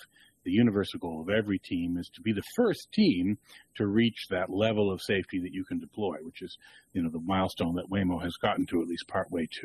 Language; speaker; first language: English; native; English